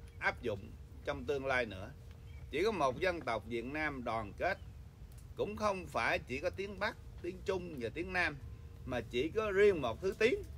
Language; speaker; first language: Vietnamese; early bilingual, heritage; Vietnamese